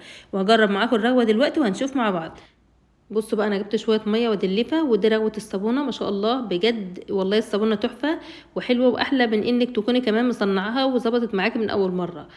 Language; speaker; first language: Arabic; native; Arabic